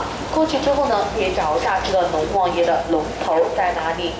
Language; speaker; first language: Chinese; native; Chinese